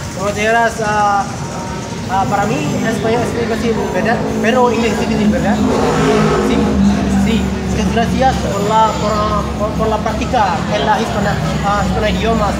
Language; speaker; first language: Spanish; non-native, learner; Indonesian